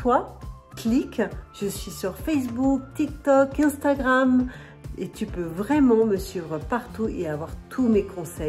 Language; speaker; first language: French; native; French